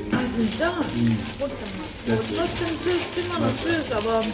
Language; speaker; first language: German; non-native, learner; Korean